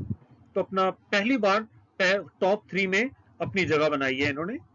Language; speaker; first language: Hindi; native; Hindi